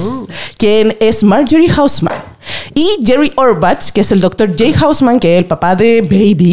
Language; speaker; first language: Spanish; native; Spanish